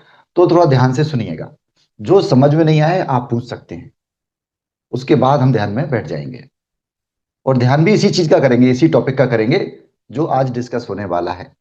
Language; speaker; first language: Hindi; native; Hindi